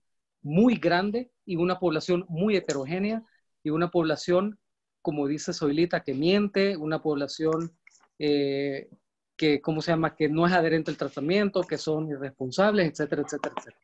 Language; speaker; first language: Spanish; native; Spanish